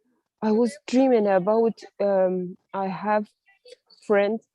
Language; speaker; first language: English; non-native, learner; Russian